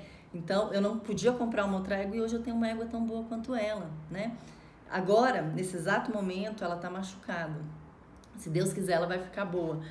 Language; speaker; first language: Portuguese; native; Portuguese